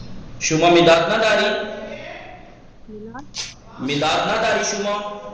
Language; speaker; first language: Persian; non-native, fluent; Urdu